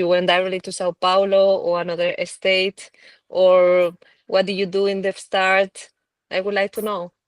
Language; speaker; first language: English; non-native, fluent; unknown